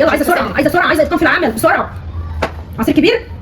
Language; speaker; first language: Arabic; native; Arabic